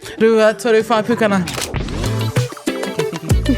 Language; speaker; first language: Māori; non-native, local second language; English